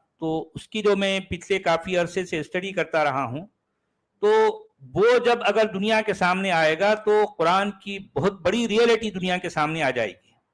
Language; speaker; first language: Urdu; native; Urdu